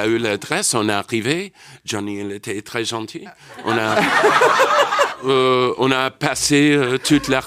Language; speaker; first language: French; non-native, learner; English